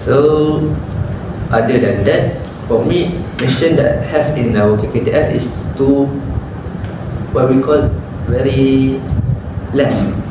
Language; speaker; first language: English; non-native, learner; Malay